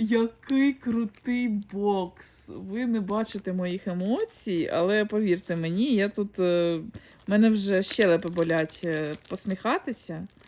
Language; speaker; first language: Ukrainian; non-native, local second language; Russian